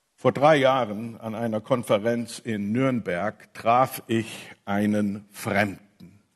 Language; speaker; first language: German; non-native, fluent; English